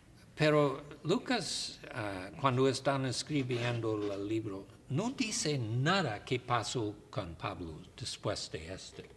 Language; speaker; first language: Spanish; non-native, learner; English